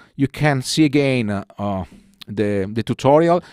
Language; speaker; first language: English; non-native, learner; Italian